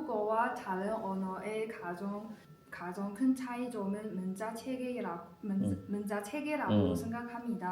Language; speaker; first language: Korean; non-native, learner; Chinese